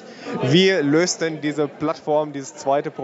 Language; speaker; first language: German; native; German